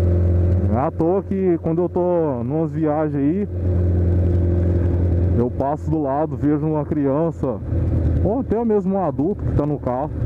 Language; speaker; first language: Portuguese; native; Portuguese